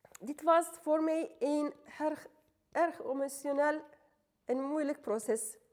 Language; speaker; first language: Dutch; non-native, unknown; Turkish